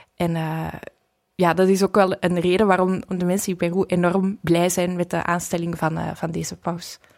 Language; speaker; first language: Dutch; native; Dutch